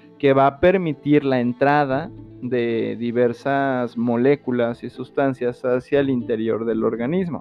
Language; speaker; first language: Spanish; native; Spanish